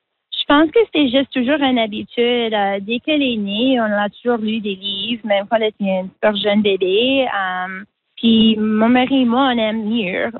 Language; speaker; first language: French; native; French